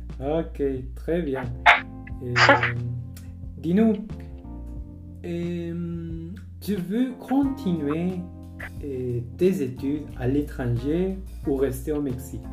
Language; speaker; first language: French; non-native, fluent; Spanish